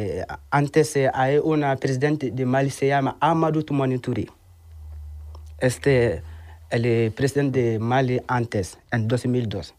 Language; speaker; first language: Spanish; non-native, learner; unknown